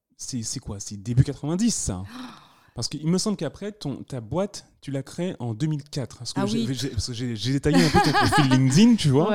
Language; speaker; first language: French; native; French